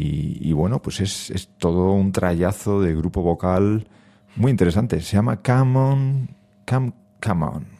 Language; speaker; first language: Spanish; native; Spanish